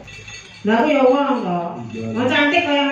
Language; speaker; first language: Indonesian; non-native, local second language; Javanese